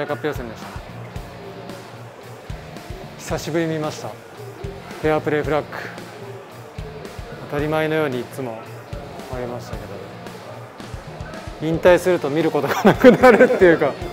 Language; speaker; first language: Japanese; native; Japanese